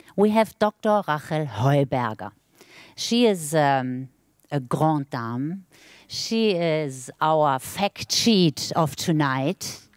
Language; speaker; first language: English; non-native, fluent; German